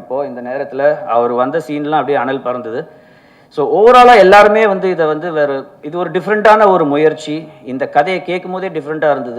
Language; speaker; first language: Tamil; native; Tamil